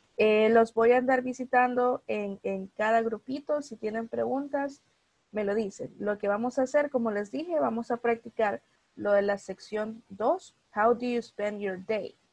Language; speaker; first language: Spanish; native; Spanish